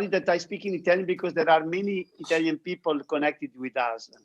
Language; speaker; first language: English; non-native, learner; Italian